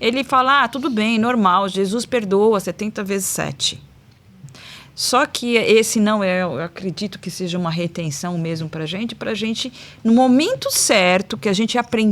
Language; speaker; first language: Portuguese; native; Portuguese